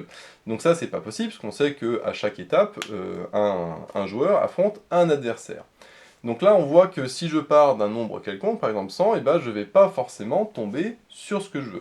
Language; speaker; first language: French; native; French